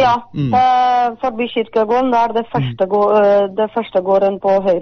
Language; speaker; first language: Norwegian; non-native, fluent; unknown